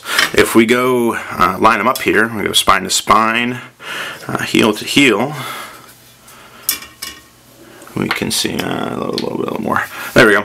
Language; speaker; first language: English; native; English